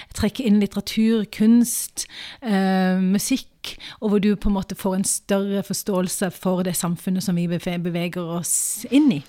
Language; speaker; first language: Norwegian; early bilingual, other home language; Urdu